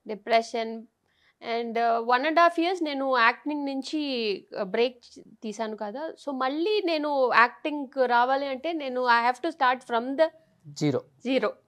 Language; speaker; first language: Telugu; non-native, fluent; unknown